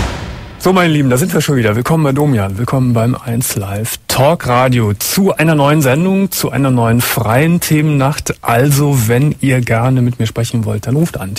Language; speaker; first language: German; native; German